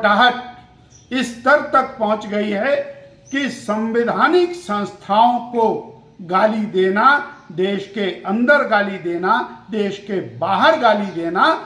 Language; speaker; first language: Hindi; native; Hindi